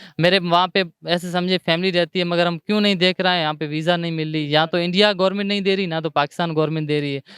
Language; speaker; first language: Urdu; non-native, local second language; Sindhi